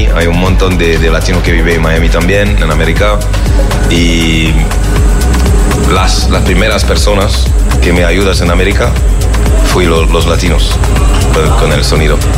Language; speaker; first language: Spanish; non-native, learner; French